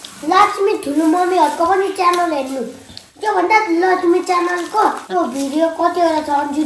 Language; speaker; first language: Nepali; early bilingual, heritage; Nepali